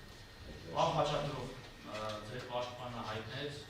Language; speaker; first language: Armenian; native; Armenian